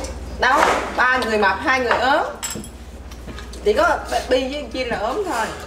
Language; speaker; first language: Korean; non-native, learner; Vietnamese